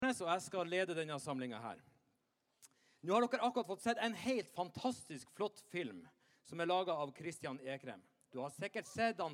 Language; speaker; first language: Norwegian; native; Norwegian